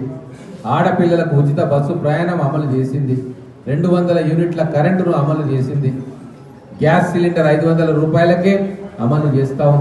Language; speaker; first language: Telugu; native; Telugu